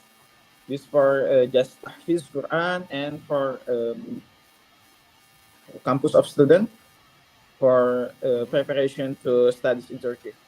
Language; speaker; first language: English; non-native, learner; Indonesian